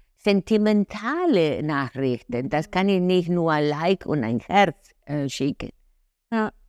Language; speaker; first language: German; non-native, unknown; Spanish